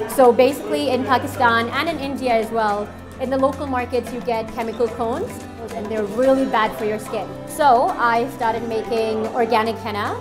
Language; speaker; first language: English; non-native, local second language; Urdu